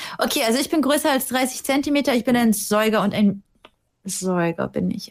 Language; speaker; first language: German; early bilingual, other home language; Russian